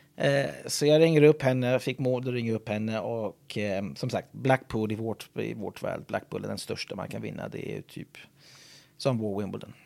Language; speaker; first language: Swedish; non-native, fluent; English